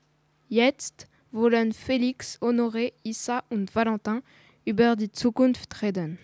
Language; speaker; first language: German; non-native, learner; French